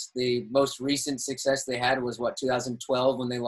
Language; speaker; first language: English; native; English